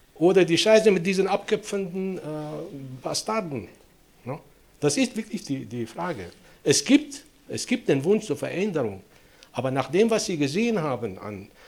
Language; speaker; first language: German; non-native, fluent; Arabic